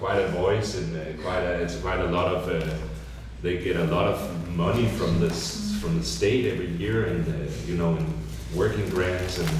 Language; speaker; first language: English; non-native, fluent; Danish